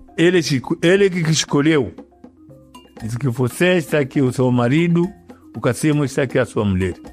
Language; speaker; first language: Portuguese; non-native, local second language; Yao